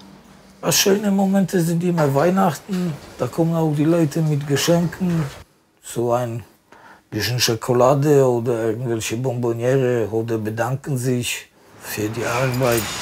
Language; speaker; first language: German; non-native, fluent; Polish